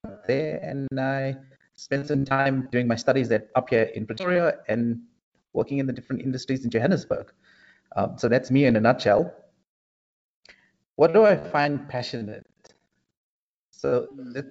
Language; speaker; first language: English; native; English